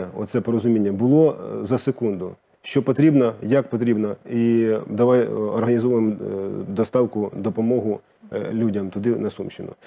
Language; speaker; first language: Ukrainian; non-native, local second language; Russian